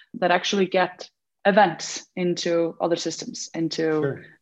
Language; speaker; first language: English; non-native, fluent; Icelandic